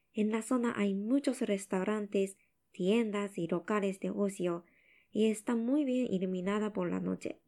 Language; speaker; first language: Spanish; non-native, learner; Japanese